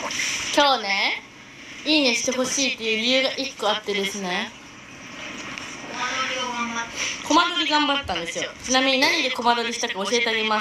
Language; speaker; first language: Japanese; native; Japanese